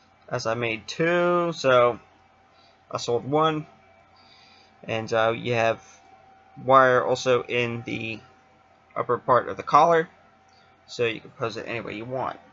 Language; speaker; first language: English; native; English